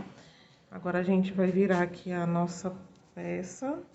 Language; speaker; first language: Portuguese; native; Portuguese